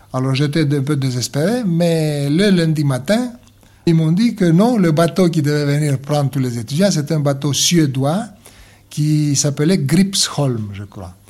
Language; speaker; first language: French; non-native, fluent; Greek